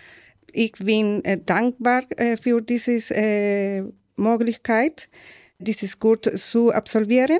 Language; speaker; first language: German; non-native, learner; Spanish